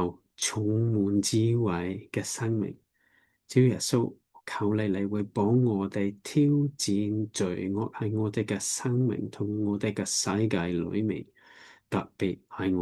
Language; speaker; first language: Cantonese; non-native, learner; English